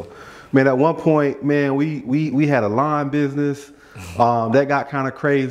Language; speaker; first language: English; native; English